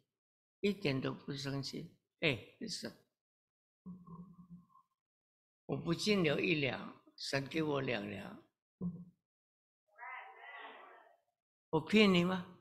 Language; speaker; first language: Chinese; early bilingual, heritage; Chinese